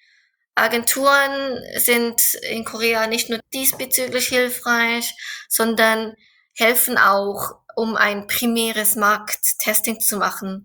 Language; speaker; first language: German; non-native, fluent; Korean